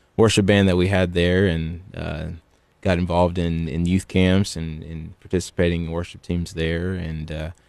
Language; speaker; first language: English; native; English